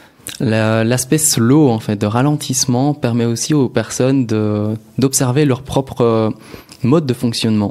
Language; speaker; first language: French; native; French